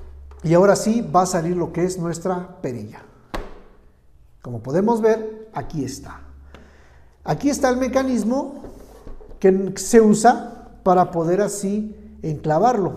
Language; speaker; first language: Spanish; native; Spanish